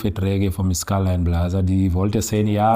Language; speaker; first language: German; non-native, learner; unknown